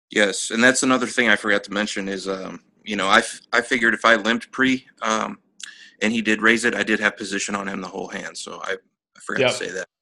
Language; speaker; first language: English; native; English